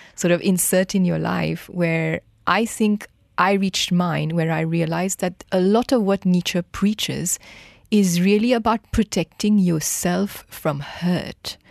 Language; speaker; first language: English; non-native, fluent; Morisyen